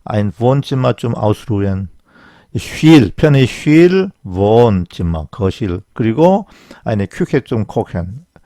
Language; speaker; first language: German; non-native, fluent; Korean